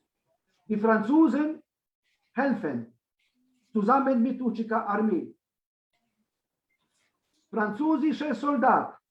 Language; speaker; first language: German; non-native, fluent; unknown